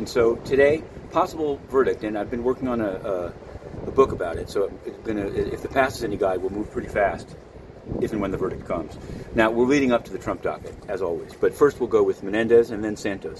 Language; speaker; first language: English; native; English